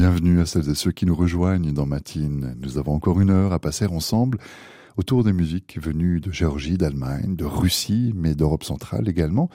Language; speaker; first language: French; native; French